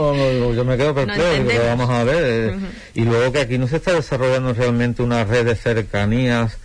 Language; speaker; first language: Spanish; native; Spanish